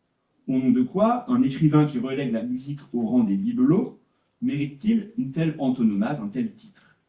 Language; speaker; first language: French; native; French